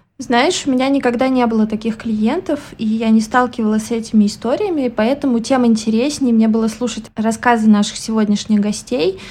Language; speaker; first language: Russian; native; Russian